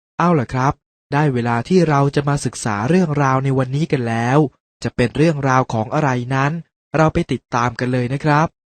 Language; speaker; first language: Thai; native; Thai